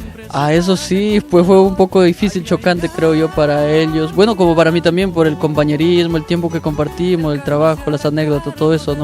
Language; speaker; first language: Spanish; native; Spanish